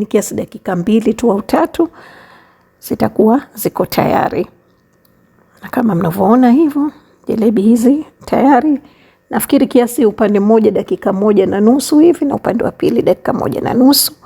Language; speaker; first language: Swahili; native; Swahili